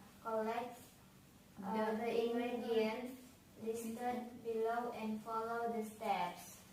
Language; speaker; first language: English; non-native, learner; Indonesian